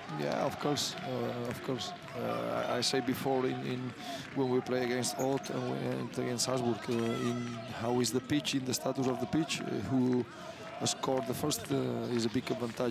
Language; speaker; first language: English; non-native, learner; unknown